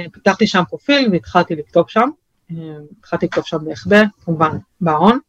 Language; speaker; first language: Hebrew; early bilingual, other home language; French